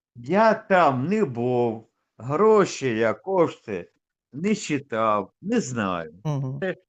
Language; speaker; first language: Russian; native; Russian